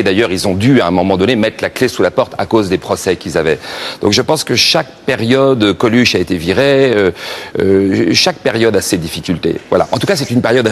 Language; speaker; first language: French; native; French